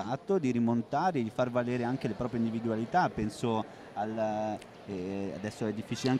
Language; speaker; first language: Italian; native; Italian